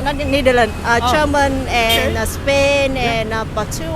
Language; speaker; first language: English; non-native, local second language; Vietnamese